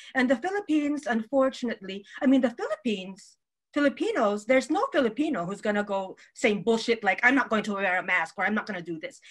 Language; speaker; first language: English; non-native, local second language; Waray